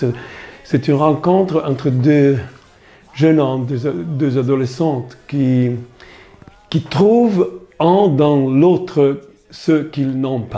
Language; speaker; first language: French; non-native, fluent; Italian